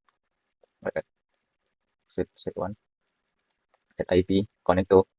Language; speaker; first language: English; non-native, learner; Indonesian